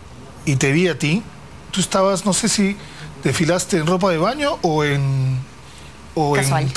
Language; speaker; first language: Spanish; native; Spanish